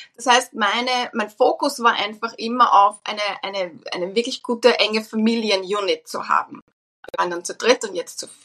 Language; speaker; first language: German; native; German